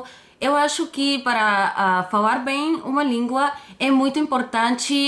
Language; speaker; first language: Portuguese; non-native, fluent; Bulgarian